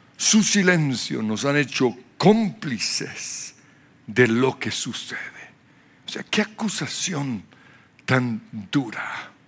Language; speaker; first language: Spanish; non-native, fluent; English